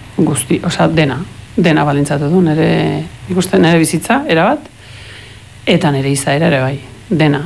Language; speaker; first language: Basque; early bilingual, heritage; Spanish